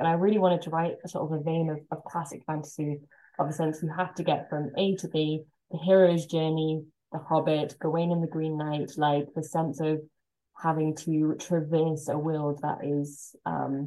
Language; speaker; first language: English; native; English